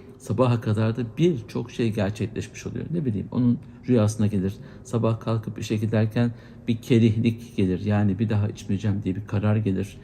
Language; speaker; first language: Turkish; native; Turkish